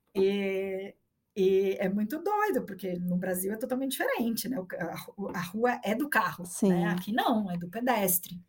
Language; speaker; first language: Portuguese; native; Portuguese